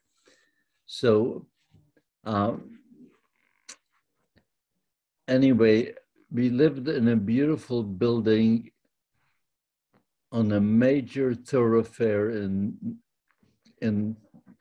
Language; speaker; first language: English; non-native, fluent; Yiddish